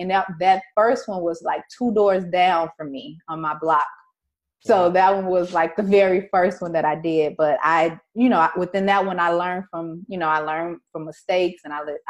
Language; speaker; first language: English; native; English